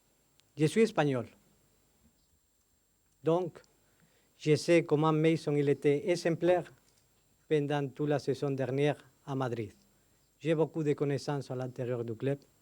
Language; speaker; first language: French; non-native, fluent; Spanish